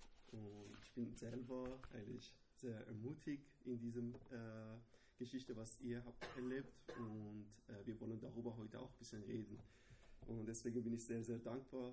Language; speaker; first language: German; non-native, learner; Persian